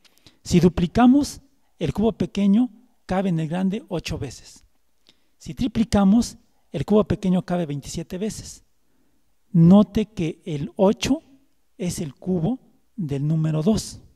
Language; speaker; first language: Spanish; native; Spanish